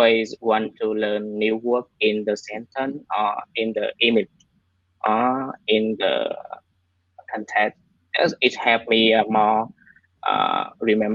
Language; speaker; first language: English; non-native, learner; Vietnamese